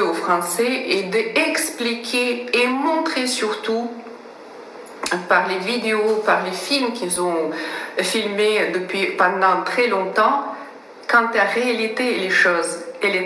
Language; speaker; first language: French; non-native, fluent; Russian